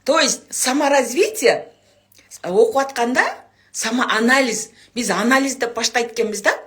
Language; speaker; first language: Russian; non-native, local second language; Kyrgyz